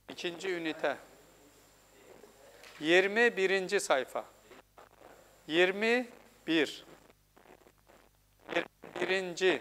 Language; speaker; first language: Turkish; non-native, fluent; Urdu